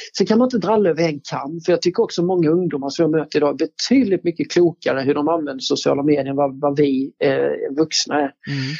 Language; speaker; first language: Swedish; native; Swedish